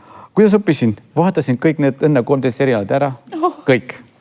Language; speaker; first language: Estonian; non-native, fluent; Kurdish